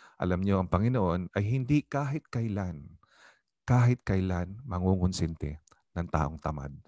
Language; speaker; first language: Filipino; native; Filipino